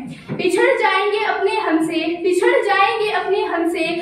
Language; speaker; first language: Hindi; native; Hindi